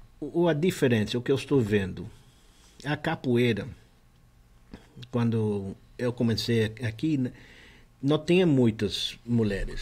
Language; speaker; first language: Portuguese; non-native, learner; Spanish